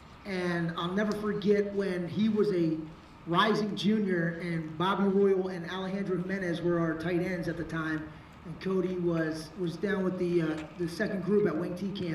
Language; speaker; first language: English; native; English